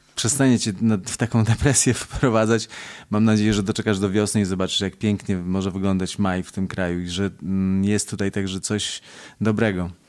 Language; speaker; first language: Polish; native; Polish